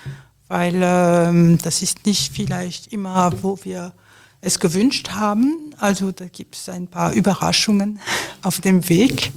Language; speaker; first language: German; non-native, fluent; French